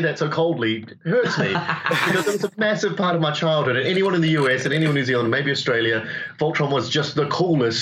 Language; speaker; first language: English; native; English